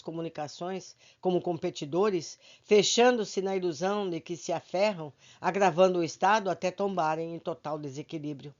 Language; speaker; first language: Portuguese; native; Portuguese